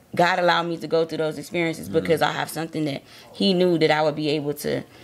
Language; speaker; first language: English; native; English